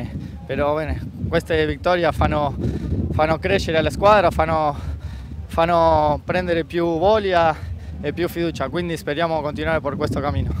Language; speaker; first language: Italian; non-native, fluent; Spanish